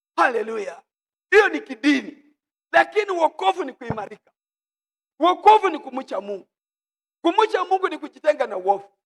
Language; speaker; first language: Swahili; non-native, local second language; Luo (Kenya and Tanzania)